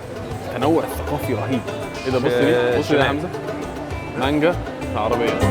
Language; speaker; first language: Arabic; native; Arabic